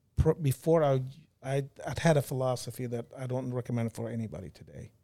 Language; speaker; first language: English; non-native, fluent; Arabic